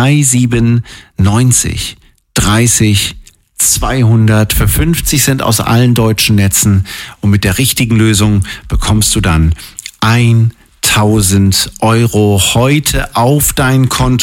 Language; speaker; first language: German; native; German